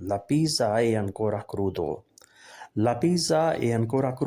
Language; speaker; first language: Italian; non-native, learner; Urdu